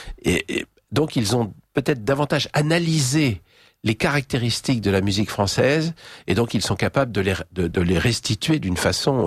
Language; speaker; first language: French; native; French